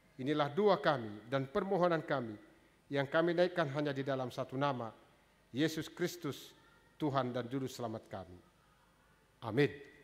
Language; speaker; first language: Indonesian; native; Indonesian